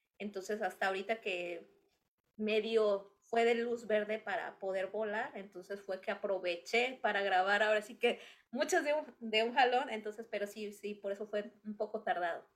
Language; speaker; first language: Spanish; native; Spanish